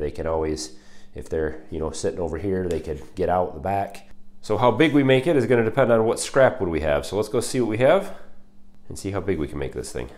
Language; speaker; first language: English; native; English